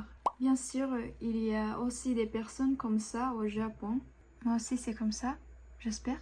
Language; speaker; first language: French; non-native, fluent; Japanese